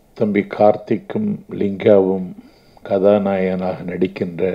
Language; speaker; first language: Tamil; native; Tamil